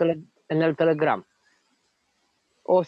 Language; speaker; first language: Spanish; non-native, fluent; Romanian